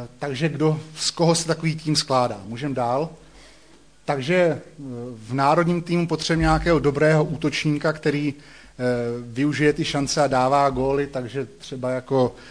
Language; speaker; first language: Czech; native; Czech